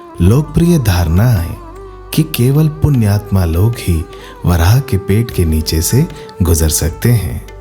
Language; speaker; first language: Hindi; native; Hindi